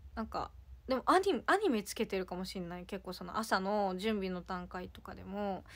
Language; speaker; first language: Japanese; native; Japanese